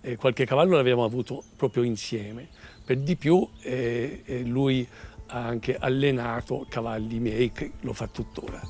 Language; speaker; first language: Italian; native; Italian